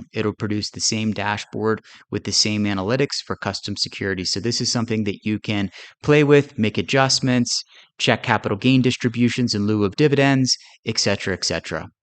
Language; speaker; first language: English; native; English